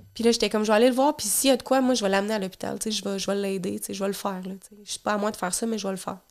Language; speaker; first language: French; native; French